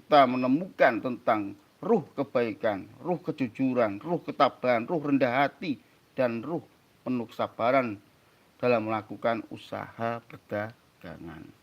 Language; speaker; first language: Indonesian; native; Indonesian